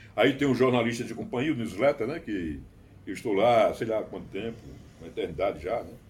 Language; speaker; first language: Portuguese; native; Portuguese